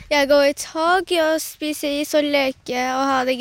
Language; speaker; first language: Norwegian; early bilingual, other home language; Turkish